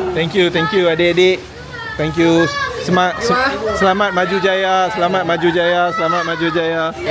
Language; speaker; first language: Malay; non-native, local second language; Tamil